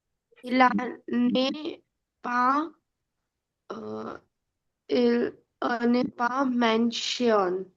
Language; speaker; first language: French; non-native, learner; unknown